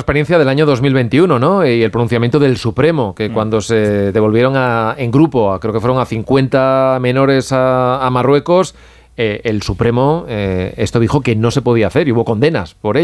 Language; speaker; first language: Spanish; native; Spanish